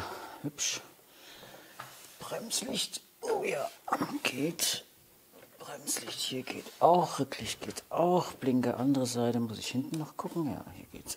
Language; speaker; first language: German; native; German